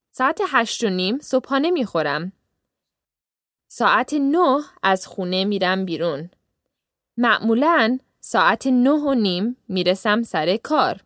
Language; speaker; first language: Persian; early bilingual, heritage; Persian